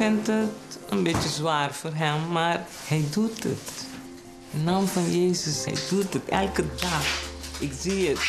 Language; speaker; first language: Dutch; non-native, local second language; Papiamento